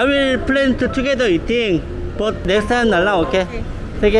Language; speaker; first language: English; non-native, learner; Korean